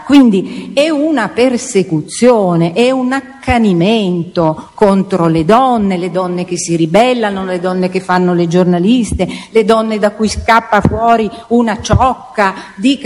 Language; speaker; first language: Italian; native; Italian